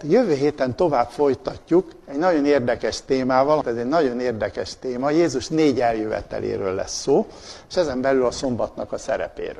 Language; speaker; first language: Hungarian; native; Hungarian